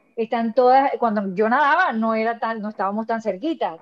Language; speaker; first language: Spanish; native; Spanish